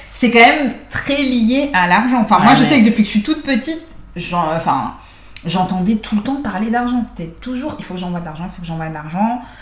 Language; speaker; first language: French; native; French